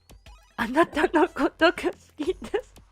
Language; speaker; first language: Japanese; non-native, learner; English